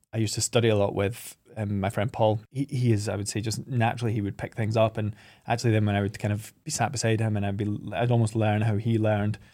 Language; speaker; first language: English; native; English